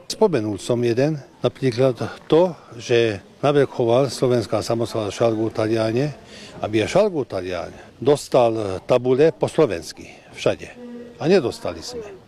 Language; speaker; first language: Slovak; early bilingual, heritage; Slovak